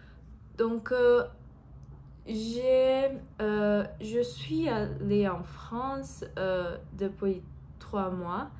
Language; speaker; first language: French; non-native, learner; Portuguese